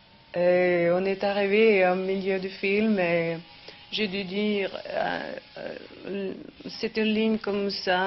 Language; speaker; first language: French; non-native, fluent; Swedish